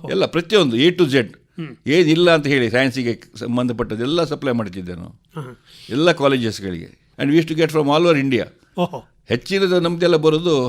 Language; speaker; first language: Kannada; non-native, local second language; Konkani